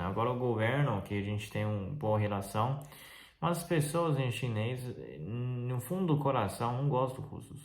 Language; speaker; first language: Portuguese; non-native, fluent; Chinese